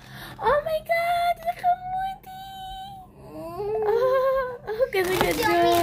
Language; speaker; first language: Hebrew; native; Hebrew